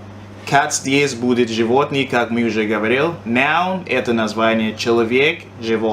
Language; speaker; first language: Russian; non-native, learner; English